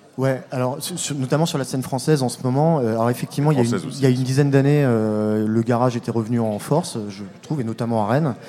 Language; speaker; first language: French; native; French